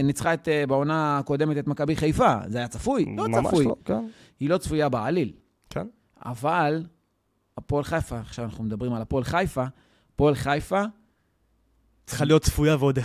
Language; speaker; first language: Hebrew; native; Hebrew